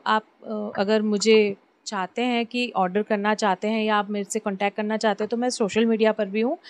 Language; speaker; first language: Hindi; native; Hindi